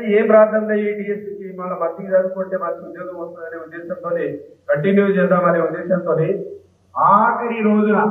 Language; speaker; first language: Telugu; non-native, local second language; Lambadi